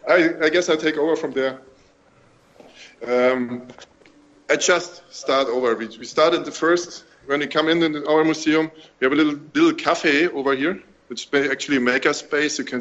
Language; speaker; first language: English; non-native, fluent; German